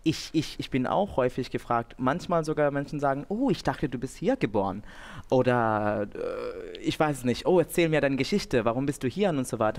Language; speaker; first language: German; non-native, fluent; Bangla